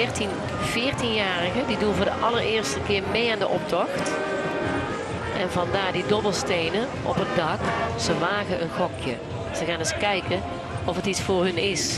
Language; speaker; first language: Dutch; native; Dutch